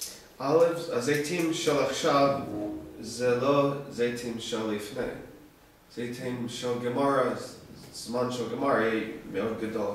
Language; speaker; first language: Hebrew; non-native, learner; English